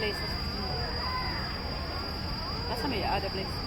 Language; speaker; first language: English; non-native, learner; Tamil